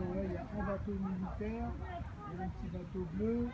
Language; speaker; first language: French; native; French